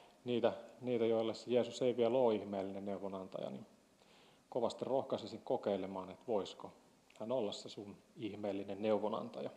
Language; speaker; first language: Finnish; native; Finnish